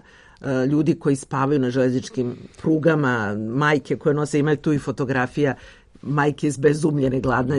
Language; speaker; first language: Serbian; native; Serbian